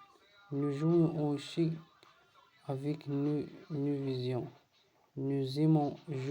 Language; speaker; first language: French; non-native, learner; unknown